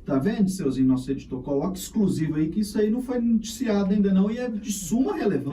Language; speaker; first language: Portuguese; native; Portuguese